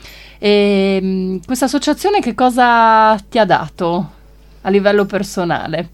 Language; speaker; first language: Italian; native; Italian